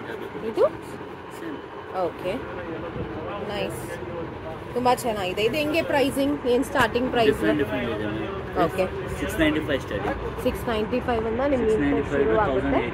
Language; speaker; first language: Kannada; native; Kannada